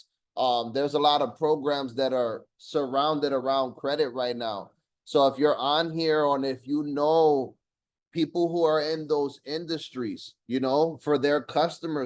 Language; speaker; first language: English; native; English